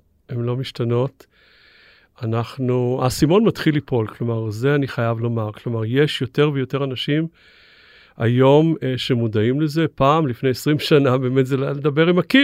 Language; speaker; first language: Hebrew; native; Hebrew